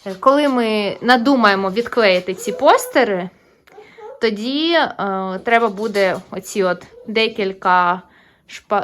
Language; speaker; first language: Ukrainian; non-native, local second language; Russian